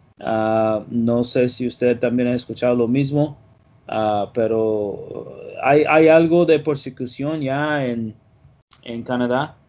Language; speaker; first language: Spanish; non-native, fluent; English